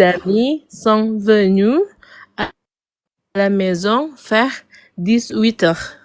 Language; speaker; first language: French; non-native, learner; Arabic